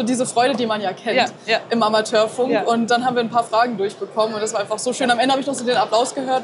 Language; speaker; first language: German; native; German